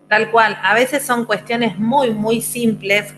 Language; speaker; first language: Spanish; native; Spanish